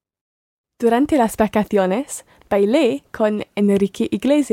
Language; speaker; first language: Spanish; non-native, learner; English